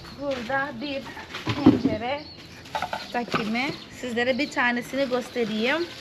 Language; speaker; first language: Turkish; non-native, fluent; Portuguese